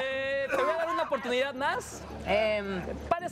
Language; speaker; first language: Spanish; native; Spanish